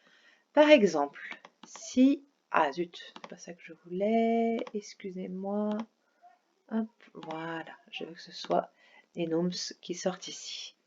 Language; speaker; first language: French; native; French